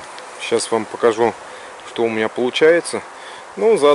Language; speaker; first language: Russian; native; Russian